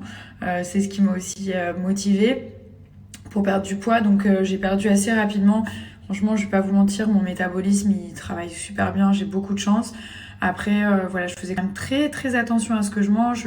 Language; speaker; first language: French; native; French